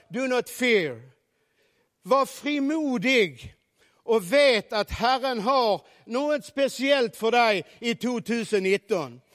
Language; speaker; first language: Norwegian; non-native, fluent; Swedish